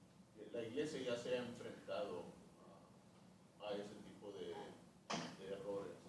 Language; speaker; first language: Spanish; native; Spanish